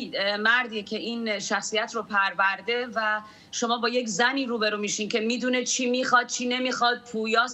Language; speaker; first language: Persian; native; Persian